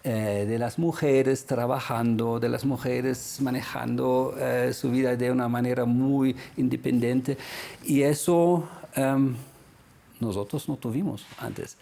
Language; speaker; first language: Spanish; non-native, fluent; German